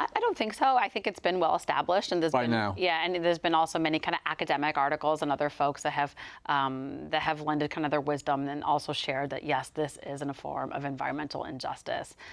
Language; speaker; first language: English; native; English